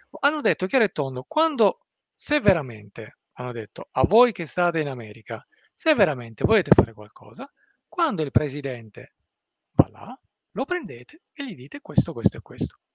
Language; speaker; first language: Italian; early bilingual, other home language; Persian